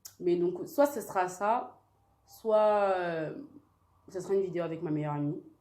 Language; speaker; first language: French; early bilingual, other home language; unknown